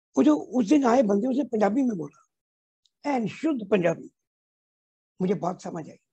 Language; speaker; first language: Hindi; non-native, local second language; Punjabi